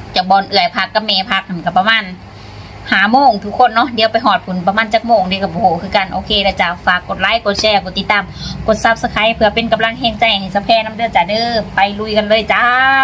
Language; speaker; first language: Thai; native; Thai